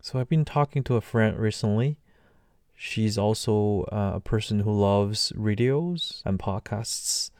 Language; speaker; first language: English; non-native, fluent; Chinese